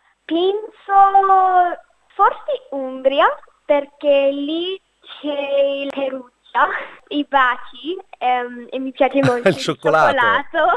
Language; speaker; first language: Italian; non-native, learner; English